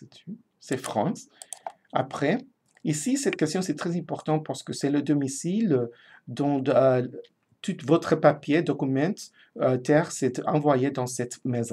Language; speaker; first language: French; non-native, fluent; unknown